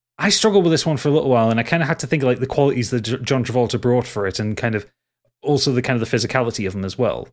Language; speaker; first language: English; native; English